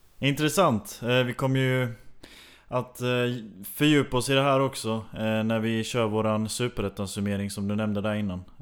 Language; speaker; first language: Swedish; native; Swedish